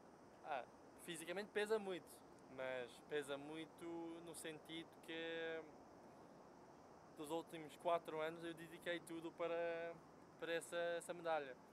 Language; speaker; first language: Portuguese; non-native, fluent; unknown